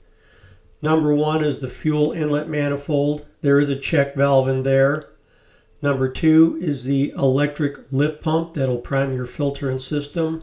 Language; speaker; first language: English; native; English